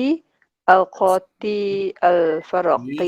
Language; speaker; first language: Arabic; non-native, learner; Malay